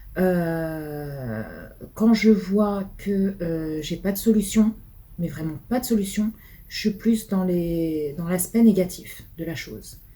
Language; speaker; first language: French; early bilingual, other home language; Portuguese